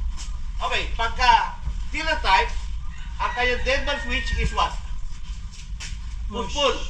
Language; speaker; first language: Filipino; native; Filipino